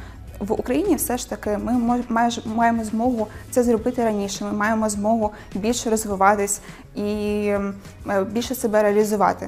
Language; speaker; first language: Ukrainian; native; Ukrainian